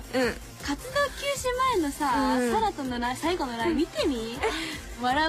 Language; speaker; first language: Japanese; native; Japanese